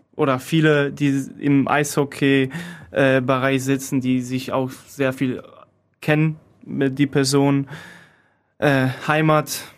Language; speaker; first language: German; early bilingual, other home language; Polish